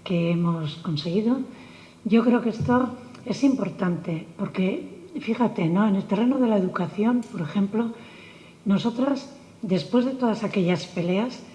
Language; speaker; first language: Spanish; native; Spanish